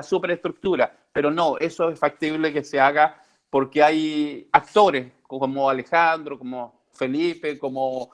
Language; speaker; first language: Spanish; native; Spanish